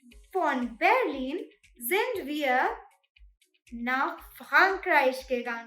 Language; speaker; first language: German; non-native, learner; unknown